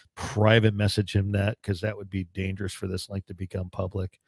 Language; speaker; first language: English; native; English